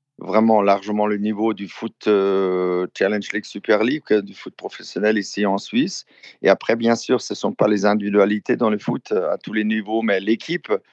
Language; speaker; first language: French; non-native, fluent; German